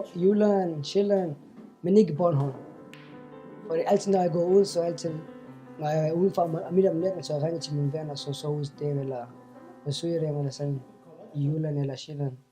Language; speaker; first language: Danish; non-native, fluent; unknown